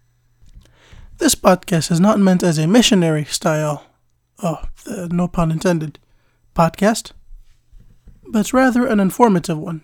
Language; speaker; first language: English; native; English